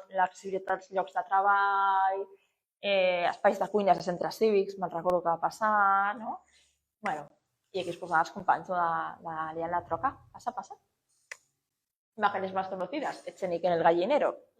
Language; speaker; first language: Catalan; non-native, local second language; Spanish